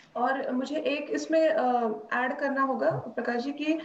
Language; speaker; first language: Hindi; non-native, local second language; Marathi